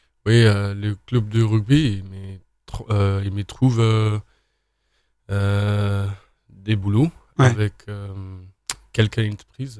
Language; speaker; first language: French; non-native, learner; Afrikaans